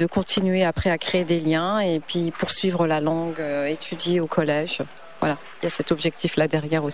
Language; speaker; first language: French; native; French